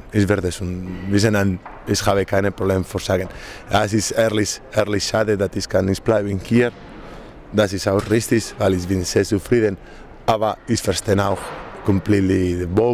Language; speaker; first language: German; non-native, learner; Spanish